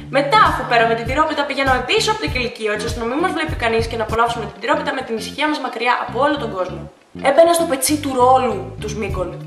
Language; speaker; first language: Greek; early bilingual, other home language; Russian